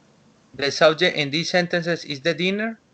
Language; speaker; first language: English; non-native, learner; Spanish